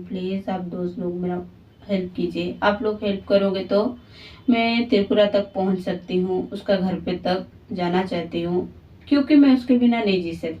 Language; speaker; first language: Hindi; non-native, local second language; Odia